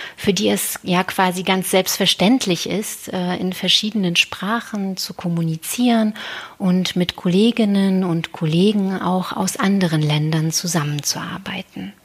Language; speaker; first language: German; native; German